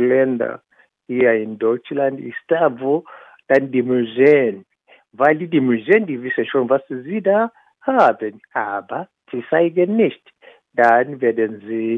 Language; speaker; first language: German; non-native, fluent; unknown